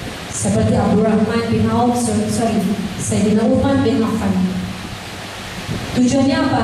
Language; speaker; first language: Indonesian; non-native, fluent; Malay